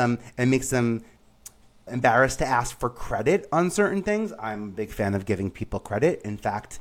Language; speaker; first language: English; native; English